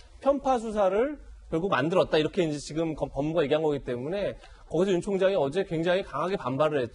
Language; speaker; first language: Korean; native; Korean